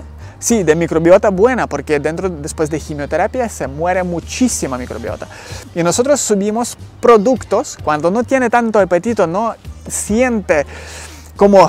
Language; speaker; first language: Spanish; non-native, learner; Ukrainian